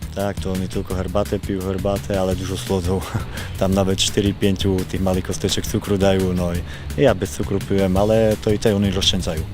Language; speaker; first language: Polish; non-native, learner; Slovak